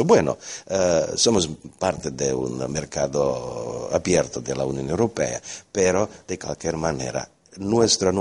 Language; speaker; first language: Spanish; non-native, fluent; Slovak